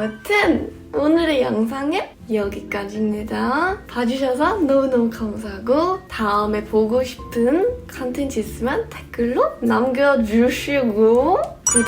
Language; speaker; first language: Korean; non-native, fluent; English